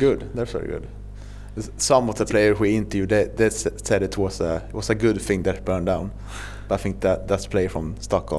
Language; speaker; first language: English; non-native, fluent; Swedish